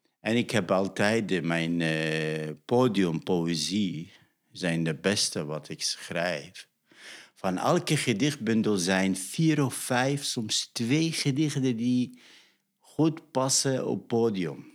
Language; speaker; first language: Dutch; non-native, fluent; Arabic